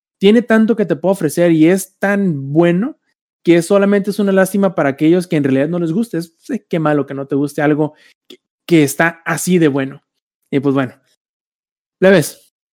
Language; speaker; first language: Spanish; native; Spanish